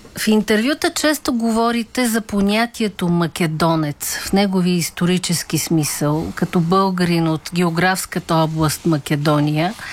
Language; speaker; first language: Bulgarian; native; Bulgarian